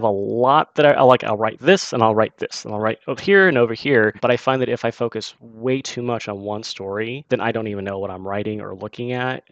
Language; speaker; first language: English; native; English